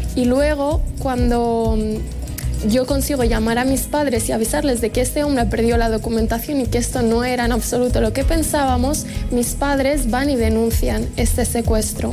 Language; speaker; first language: Spanish; early bilingual, other home language; Arabic